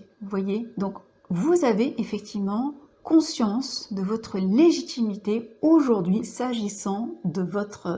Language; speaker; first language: French; native; French